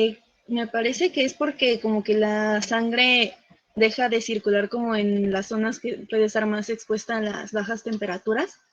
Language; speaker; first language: Spanish; native; Spanish